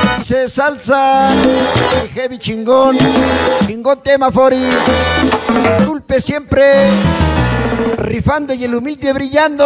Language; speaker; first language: Spanish; native; Spanish